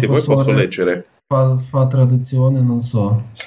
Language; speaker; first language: Italian; non-native, learner; Ukrainian